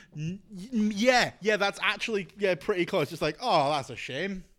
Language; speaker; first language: English; native; English